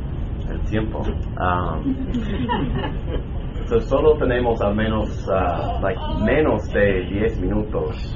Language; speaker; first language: Spanish; non-native, learner; English